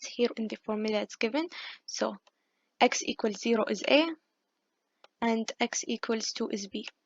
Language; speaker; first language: English; non-native, fluent; Arabic